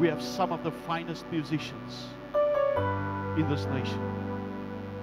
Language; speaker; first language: English; non-native, local second language; Afrikaans